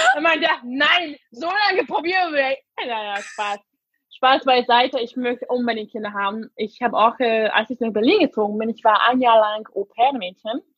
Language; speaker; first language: German; non-native, fluent; English